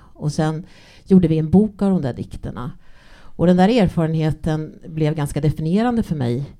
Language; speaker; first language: Swedish; early bilingual, other home language; English